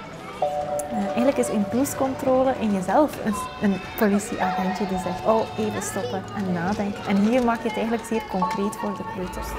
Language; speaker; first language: Dutch; native; Dutch